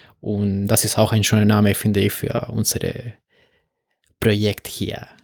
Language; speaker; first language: German; non-native, fluent; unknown